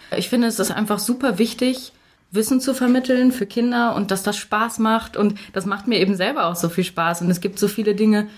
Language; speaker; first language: German; native; German